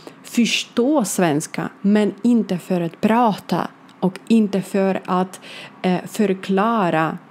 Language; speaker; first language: Swedish; non-native, learner; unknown